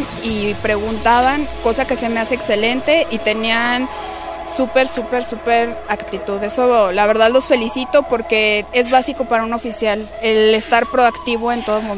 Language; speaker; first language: Spanish; native; Spanish